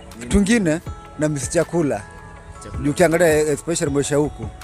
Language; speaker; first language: Swahili; non-native, local second language; Gusii